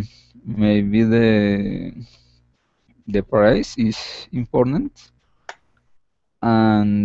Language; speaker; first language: English; non-native, learner; Spanish